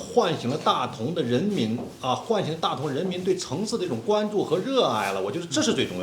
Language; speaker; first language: Chinese; native; Chinese